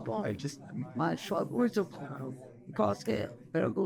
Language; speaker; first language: Portuguese; non-native, fluent; English